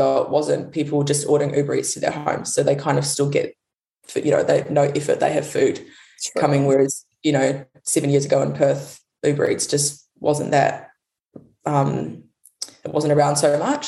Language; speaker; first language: English; native; English